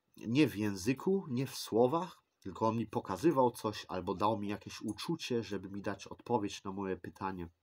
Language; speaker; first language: Polish; early bilingual, heritage; Polish